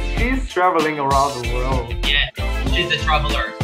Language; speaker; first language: English; non-native, local second language; Filipino